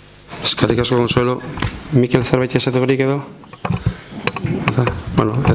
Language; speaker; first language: Basque; native; Basque